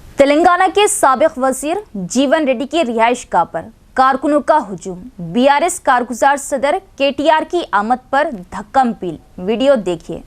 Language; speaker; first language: Urdu; native; Urdu